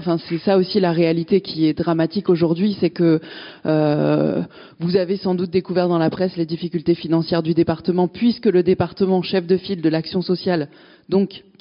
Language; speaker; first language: French; native; French